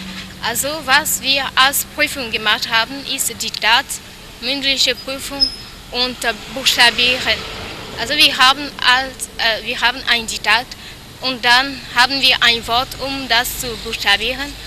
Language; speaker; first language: German; non-native, learner; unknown